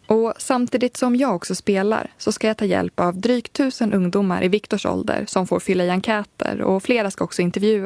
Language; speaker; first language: Swedish; native; Swedish